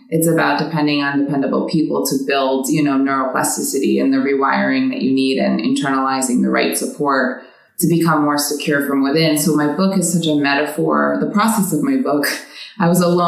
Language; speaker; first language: English; native; English